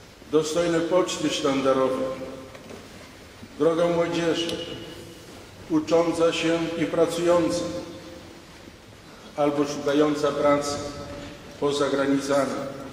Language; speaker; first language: Polish; native; Polish